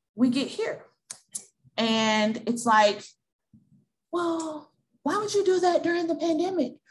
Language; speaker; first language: English; native; English